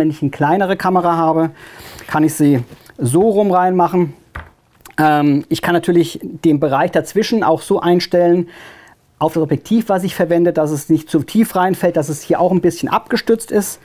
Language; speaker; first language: German; native; German